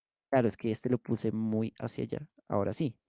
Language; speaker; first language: Spanish; native; Spanish